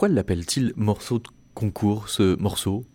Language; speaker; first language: French; native; French